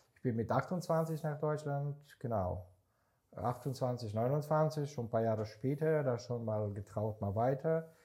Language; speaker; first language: German; non-native, fluent; Hebrew